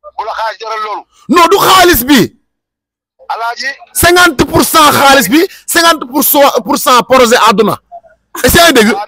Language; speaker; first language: Wolof; native; Wolof